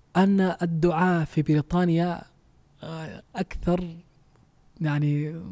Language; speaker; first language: Arabic; non-native, fluent; Danish